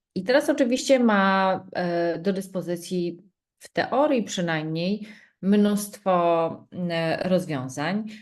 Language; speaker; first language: Polish; native; Polish